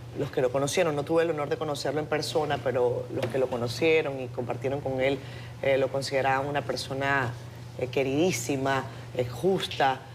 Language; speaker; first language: Spanish; native; Spanish